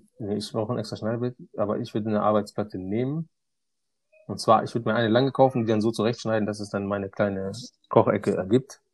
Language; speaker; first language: German; early bilingual, other home language; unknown